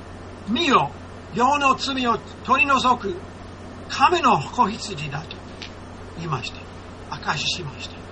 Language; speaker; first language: Japanese; non-native, fluent; English